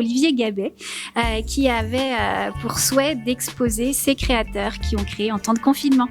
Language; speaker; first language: French; native; French